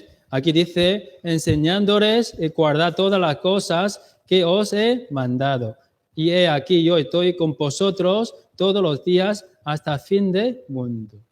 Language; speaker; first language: Spanish; non-native, learner; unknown